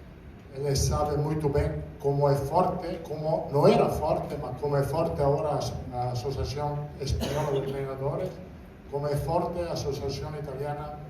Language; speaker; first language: Portuguese; non-native, fluent; Italian